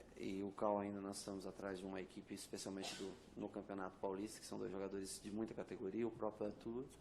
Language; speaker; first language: Portuguese; native; Portuguese